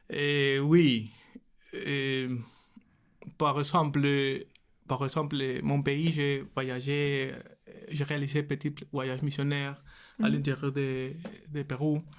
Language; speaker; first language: French; non-native, learner; Spanish